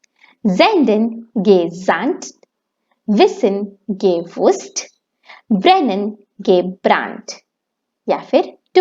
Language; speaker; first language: German; non-native, fluent; Hindi